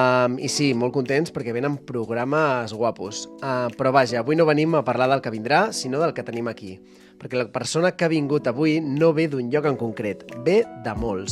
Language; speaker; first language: Catalan; native; Catalan